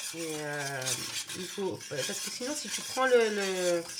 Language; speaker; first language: French; non-native, fluent; Persian